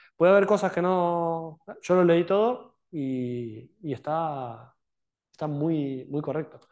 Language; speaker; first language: Spanish; native; Spanish